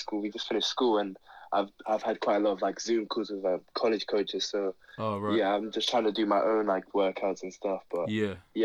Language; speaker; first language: English; native; English